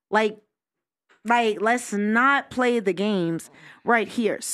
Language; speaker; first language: English; native; English